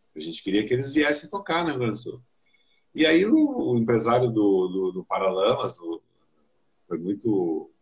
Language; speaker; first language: Portuguese; native; Portuguese